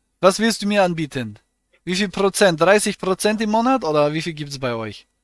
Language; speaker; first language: German; native; German